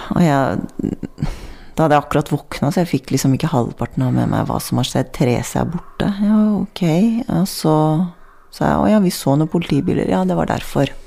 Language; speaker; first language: Norwegian; early bilingual, other home language; Persian